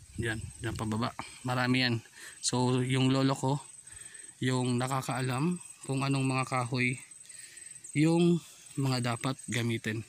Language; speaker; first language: Filipino; non-native, local second language; Waray